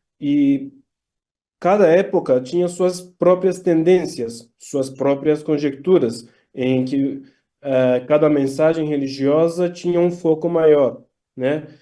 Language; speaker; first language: Portuguese; non-native, fluent; Turkish